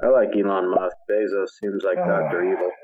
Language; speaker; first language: English; native; English